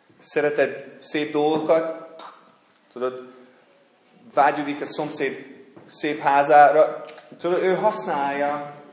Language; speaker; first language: Hungarian; non-native, fluent; English